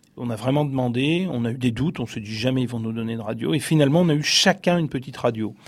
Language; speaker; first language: French; native; French